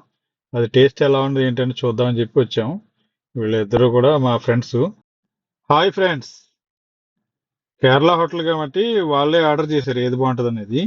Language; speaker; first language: Telugu; native; Telugu